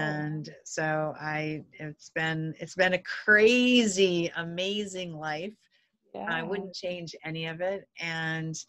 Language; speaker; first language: English; native; English